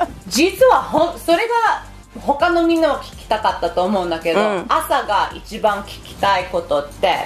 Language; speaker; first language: Japanese; early bilingual, heritage; Japanese